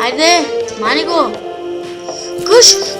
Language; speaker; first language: Bulgarian; native; Bulgarian